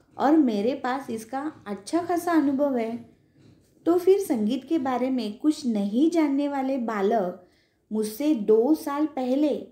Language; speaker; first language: Hindi; non-native, local second language; Marathi